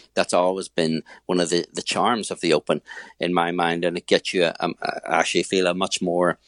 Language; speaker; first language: English; native; English